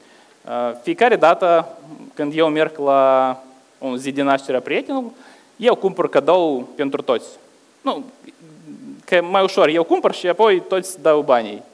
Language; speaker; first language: Romanian; non-native, local second language; Russian